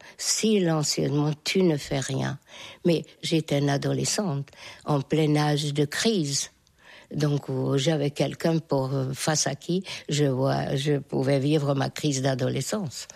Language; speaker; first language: French; non-native, fluent; Hungarian